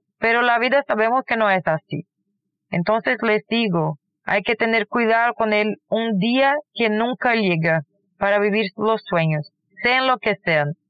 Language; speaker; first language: Spanish; non-native, fluent; Portuguese